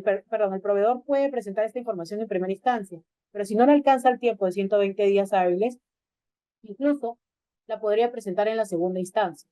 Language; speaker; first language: Spanish; native; Spanish